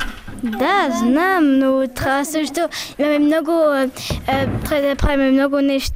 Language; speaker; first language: Bulgarian; early bilingual, heritage; Bulgarian